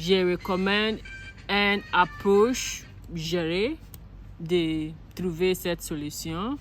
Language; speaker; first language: French; non-native, learner; Akan